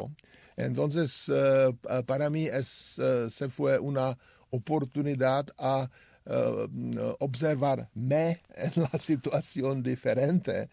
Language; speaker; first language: Spanish; non-native, learner; Czech